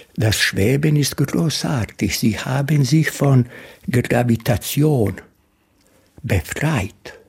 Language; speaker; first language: German; non-native, fluent; Bosnian